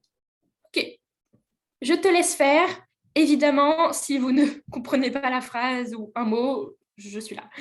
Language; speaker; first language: French; native; French